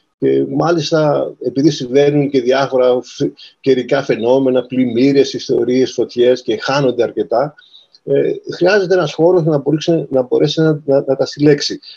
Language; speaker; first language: Greek; native; Greek